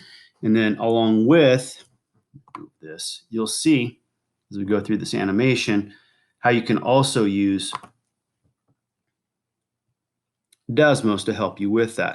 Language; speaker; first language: English; native; English